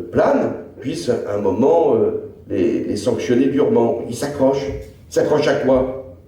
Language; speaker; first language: French; native; French